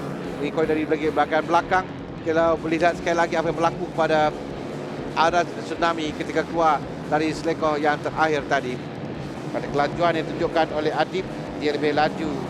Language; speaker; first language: Malay; native; Malay